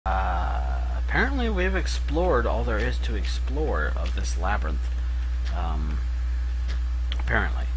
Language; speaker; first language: English; native; English